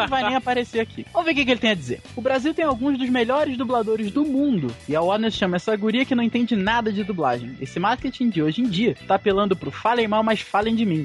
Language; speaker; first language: Portuguese; native; Portuguese